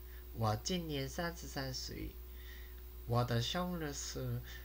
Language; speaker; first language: Chinese; non-native, learner; Korean